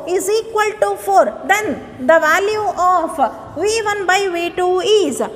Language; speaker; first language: English; non-native, local second language; Kannada